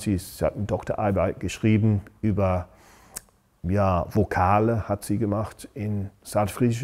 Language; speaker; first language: German; non-native, fluent; English